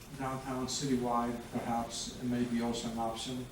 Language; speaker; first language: English; non-native, fluent; Greek